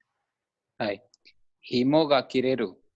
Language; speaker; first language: Japanese; non-native, learner; Hindi